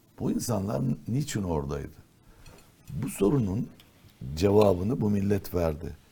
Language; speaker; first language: Turkish; non-native, local second language; Kurdish